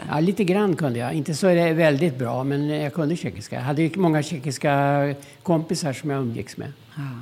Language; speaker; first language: Swedish; early bilingual, other home language; German